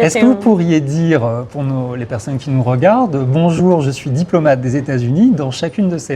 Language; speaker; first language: French; native; French